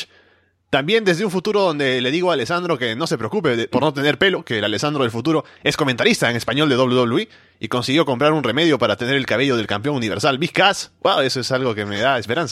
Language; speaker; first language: Spanish; native; Spanish